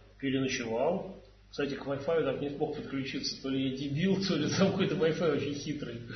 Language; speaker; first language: Russian; native; Russian